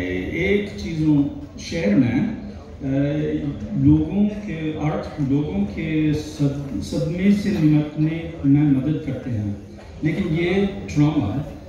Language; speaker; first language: Hindi; non-native, learner; English